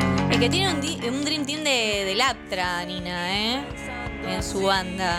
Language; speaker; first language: Spanish; native; Spanish